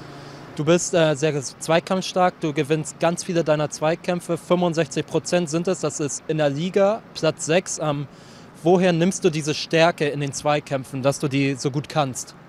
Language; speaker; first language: German; native; German